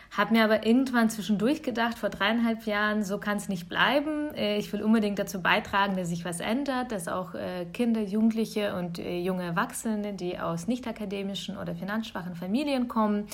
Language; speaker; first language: German; early bilingual, other home language; Russian